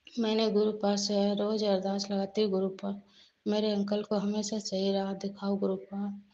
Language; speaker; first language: Hindi; native; Hindi